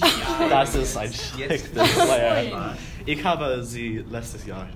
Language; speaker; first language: German; non-native, learner; English